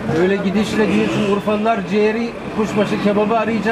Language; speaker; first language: Turkish; native; Turkish